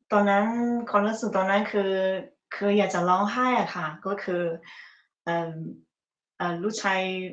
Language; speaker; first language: Thai; early bilingual, other home language; Chinese